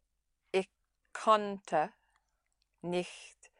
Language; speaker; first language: German; non-native, learner; English